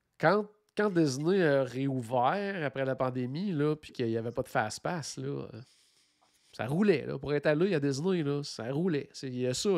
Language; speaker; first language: French; native; French